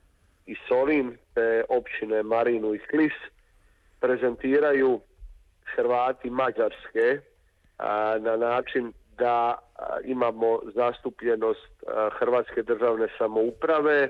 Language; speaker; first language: Serbian; native; Serbian